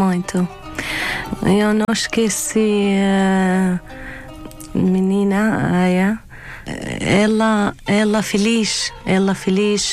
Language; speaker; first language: Portuguese; non-native, learner; Arabic